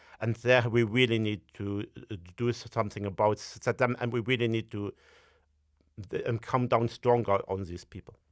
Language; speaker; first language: English; non-native, fluent; Luxembourgish